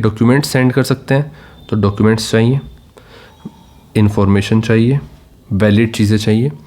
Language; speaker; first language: Hindi; native; Hindi